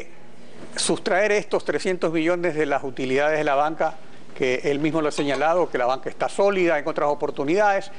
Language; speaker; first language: Spanish; native; Spanish